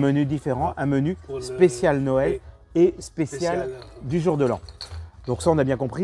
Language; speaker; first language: French; native; French